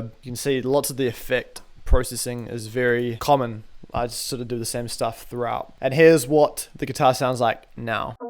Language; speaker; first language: English; native; English